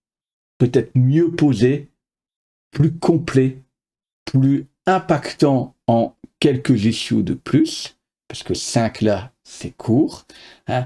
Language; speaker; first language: French; native; French